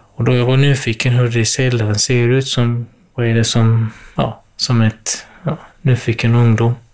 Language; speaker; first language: Swedish; non-native, fluent; Kurdish